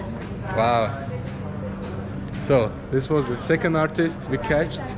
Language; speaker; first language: English; non-native, fluent; Azerbaijani